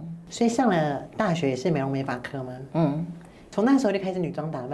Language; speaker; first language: Chinese; native; Chinese